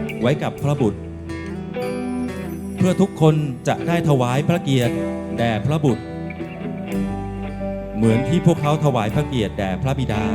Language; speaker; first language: Thai; native; Thai